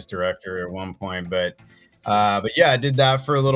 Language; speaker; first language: English; native; English